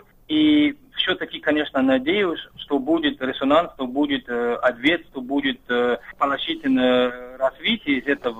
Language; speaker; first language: Russian; non-native, fluent; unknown